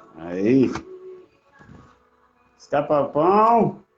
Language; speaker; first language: Portuguese; non-native, learner; Haitian Creole